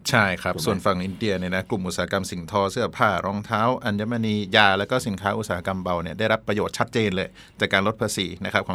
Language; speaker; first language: Thai; native; Thai